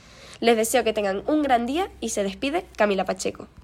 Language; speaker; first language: Spanish; native; Spanish